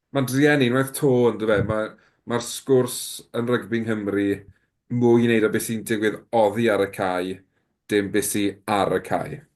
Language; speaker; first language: Welsh; native; Welsh